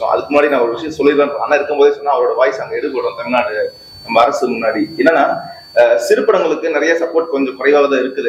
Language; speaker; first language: Tamil; native; Tamil